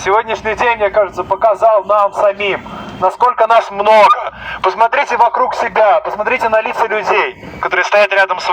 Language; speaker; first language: Russian; native; Russian